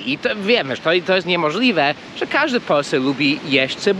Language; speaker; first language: Polish; early bilingual, heritage; Polish